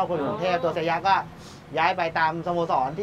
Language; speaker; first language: Thai; native; Thai